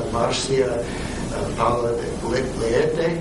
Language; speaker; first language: Spanish; non-native, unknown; English